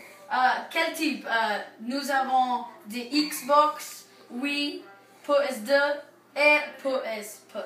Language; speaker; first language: French; non-native, learner; English